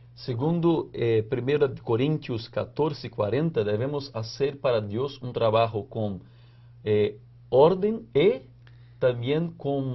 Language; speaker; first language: Spanish; non-native, fluent; Portuguese